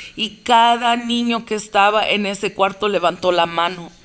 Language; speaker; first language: Spanish; early bilingual, heritage; Spanish